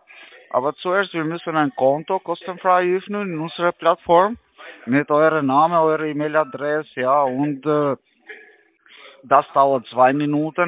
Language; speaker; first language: German; non-native, learner; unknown